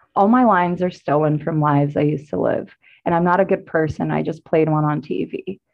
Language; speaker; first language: English; non-native, fluent; Portuguese